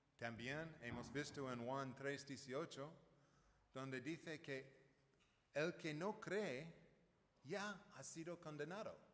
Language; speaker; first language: Spanish; non-native, fluent; English